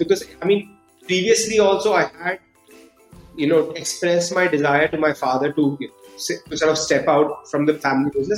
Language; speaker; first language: English; non-native, local second language; Hindi